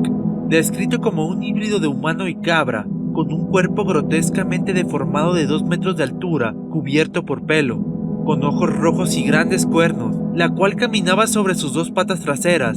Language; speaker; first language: Spanish; native; Spanish